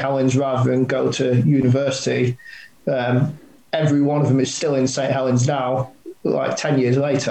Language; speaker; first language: English; native; English